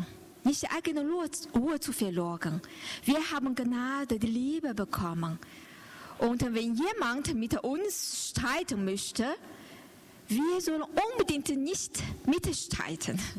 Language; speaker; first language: German; non-native, learner; Chinese